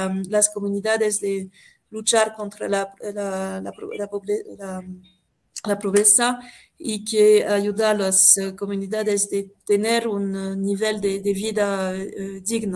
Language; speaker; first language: Spanish; non-native, fluent; French